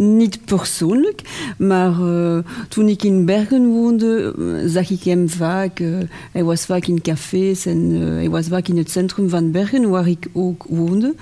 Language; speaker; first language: Dutch; non-native, local second language; French